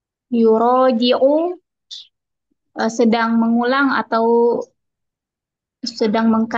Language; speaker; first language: Indonesian; native; Indonesian